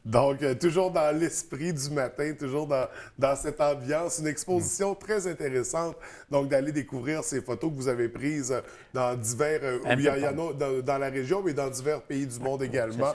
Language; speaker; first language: French; native; French